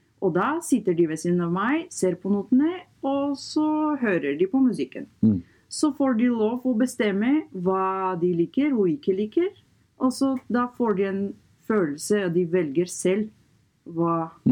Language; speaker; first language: Norwegian; non-native, fluent; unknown